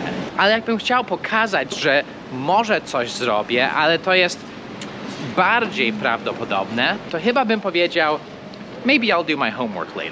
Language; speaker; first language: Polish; non-native, fluent; English